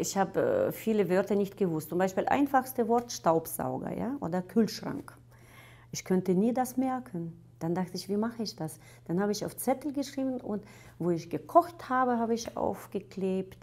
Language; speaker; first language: German; non-native, fluent; Russian